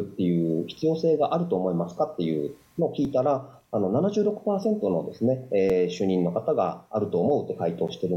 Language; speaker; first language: Japanese; native; Japanese